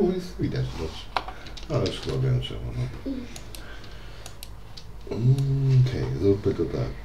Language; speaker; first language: Polish; native; Polish